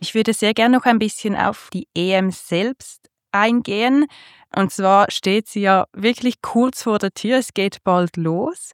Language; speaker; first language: German; native; German